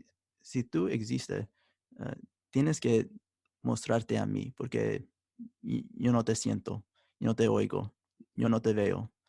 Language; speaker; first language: Spanish; early bilingual, heritage; Spanish